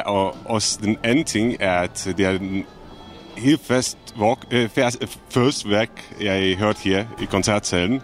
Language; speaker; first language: Danish; non-native, fluent; Czech